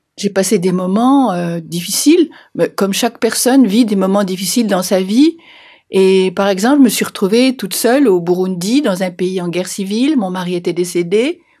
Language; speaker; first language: French; native; French